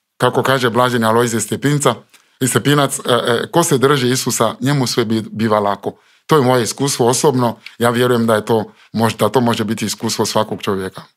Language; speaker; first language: Croatian; non-native, fluent; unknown